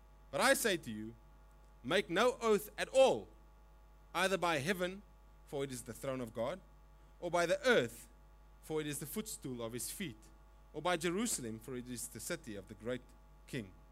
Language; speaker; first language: English; non-native, local second language; Afrikaans